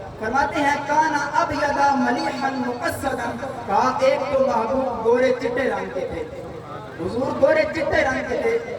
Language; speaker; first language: Urdu; non-native, local second language; Punjabi